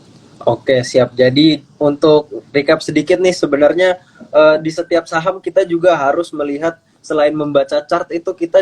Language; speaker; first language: Indonesian; native; Indonesian